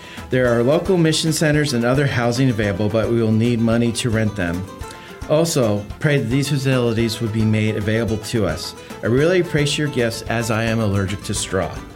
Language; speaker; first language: English; native; English